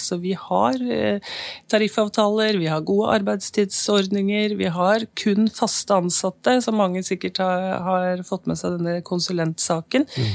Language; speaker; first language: Norwegian; native; Norwegian